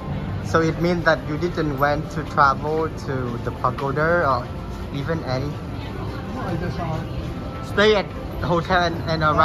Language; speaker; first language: English; non-native, learner; Vietnamese